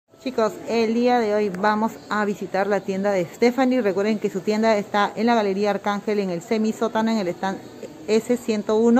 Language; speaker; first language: Spanish; native; Spanish